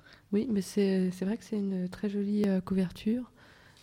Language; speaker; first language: French; native; French